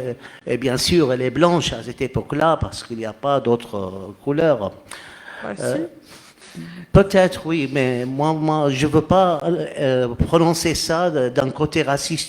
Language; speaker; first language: French; non-native, fluent; Arabic